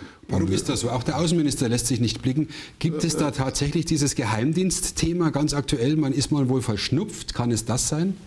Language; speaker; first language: German; native; German